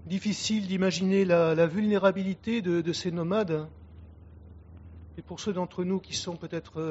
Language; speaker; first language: French; native; French